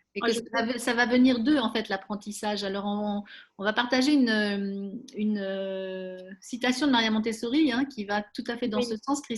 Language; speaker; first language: French; native; French